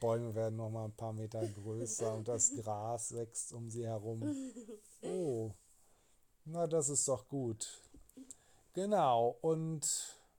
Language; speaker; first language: German; native; German